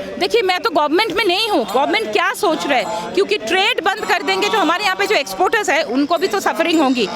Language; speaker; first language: Hindi; non-native, local second language; Bangla